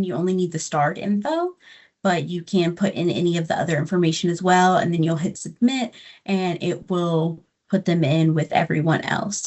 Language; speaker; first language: English; native; English